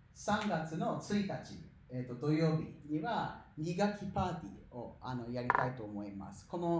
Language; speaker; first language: Japanese; non-native, fluent; English